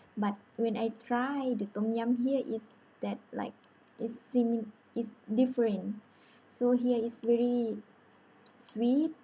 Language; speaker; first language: English; non-native, learner; Thai